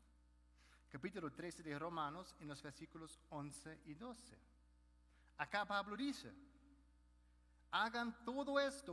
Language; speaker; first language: Spanish; non-native, fluent; German